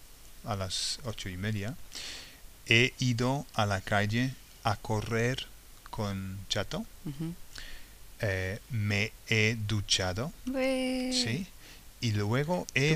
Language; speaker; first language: Spanish; non-native, fluent; English